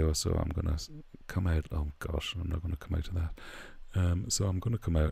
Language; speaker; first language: English; native; English